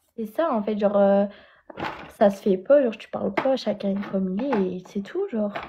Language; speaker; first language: French; native; French